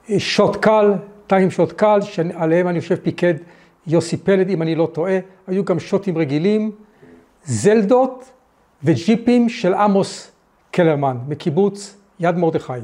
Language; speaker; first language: Hebrew; early bilingual, other home language; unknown